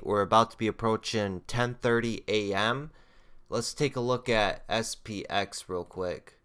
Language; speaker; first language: English; native; English